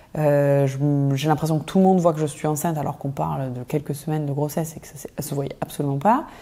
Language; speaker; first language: French; native; French